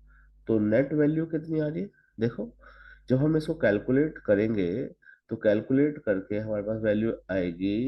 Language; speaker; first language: Hindi; native; Hindi